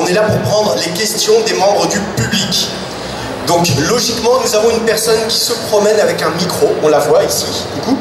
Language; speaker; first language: French; native; French